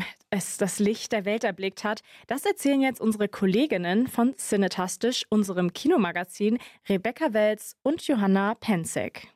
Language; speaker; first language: German; native; German